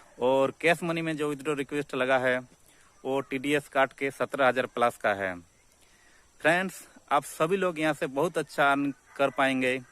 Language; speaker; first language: Hindi; native; Hindi